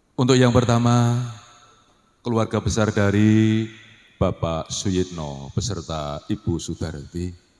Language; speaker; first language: Indonesian; non-native, local second language; Javanese